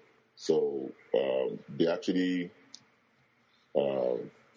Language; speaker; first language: English; non-native, local second language; Bini